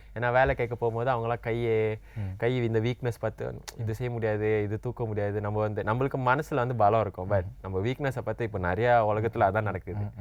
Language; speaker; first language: Tamil; non-native, local second language; Malay